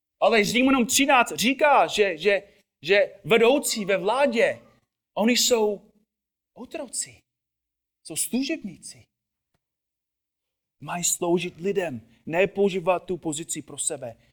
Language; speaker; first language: Czech; non-native, fluent; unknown